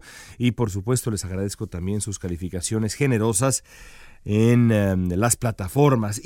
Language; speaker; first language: Spanish; native; Spanish